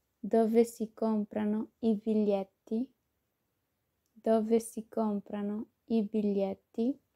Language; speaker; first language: Italian; non-native, learner; Spanish